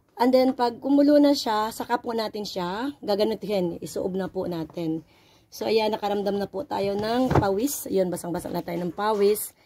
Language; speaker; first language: Filipino; non-native, local second language; Cebuano